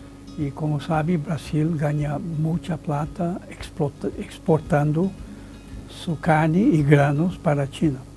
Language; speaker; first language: Spanish; non-native, fluent; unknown